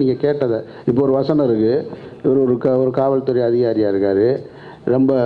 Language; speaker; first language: Tamil; native; Tamil